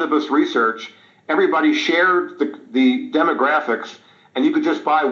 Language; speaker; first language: English; native; English